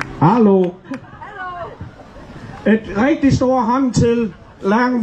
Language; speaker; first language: Danish; early bilingual, other home language; Vietnamese